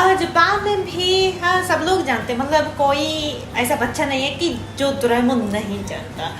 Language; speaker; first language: Hindi; non-native, fluent; Japanese